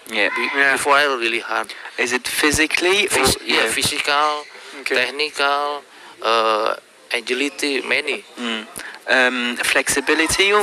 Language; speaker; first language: English; non-native, learner; Indonesian